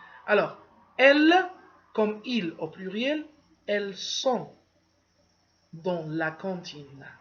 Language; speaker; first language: French; non-native, fluent; Arabic